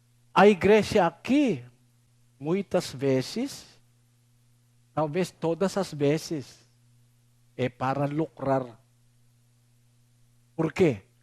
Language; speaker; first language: Portuguese; non-native, learner; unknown